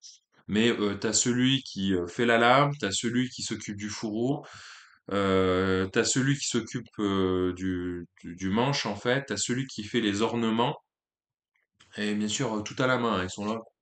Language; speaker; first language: French; native; French